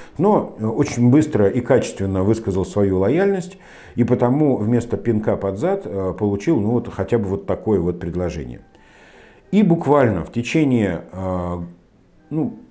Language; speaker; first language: Russian; native; Russian